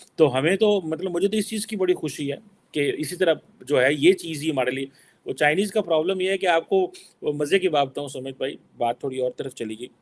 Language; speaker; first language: Urdu; non-native, local second language; Punjabi